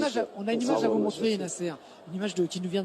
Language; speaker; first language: French; native; French